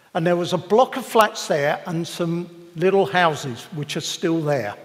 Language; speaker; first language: English; native; English